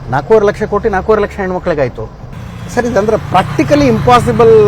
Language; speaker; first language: Kannada; native; Kannada